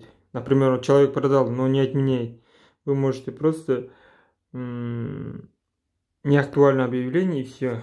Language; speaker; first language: Russian; non-native, local second language; Kazakh